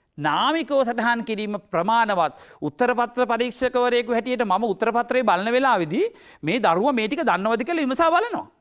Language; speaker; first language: Sinhala; native; Sinhala